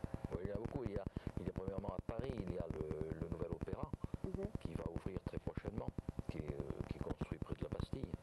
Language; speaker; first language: French; native; French